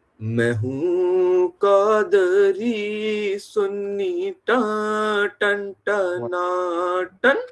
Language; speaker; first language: Urdu; non-native, local second language; Punjabi